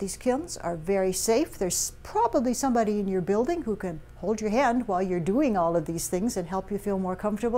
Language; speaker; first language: English; native; English